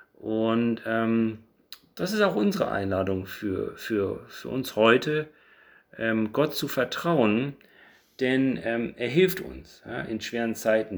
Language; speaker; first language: German; native; German